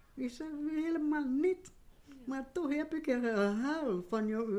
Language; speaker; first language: Dutch; non-native, learner; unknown